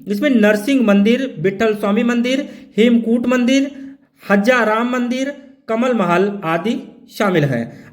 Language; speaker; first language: Hindi; native; Hindi